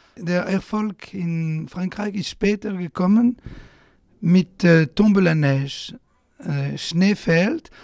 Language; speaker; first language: German; non-native, fluent; Italian